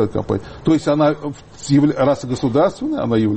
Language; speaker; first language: Russian; native; Russian